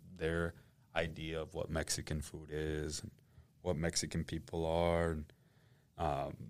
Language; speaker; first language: English; native; English